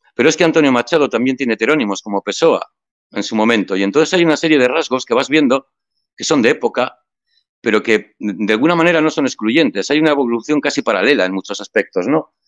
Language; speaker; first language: Spanish; native; Spanish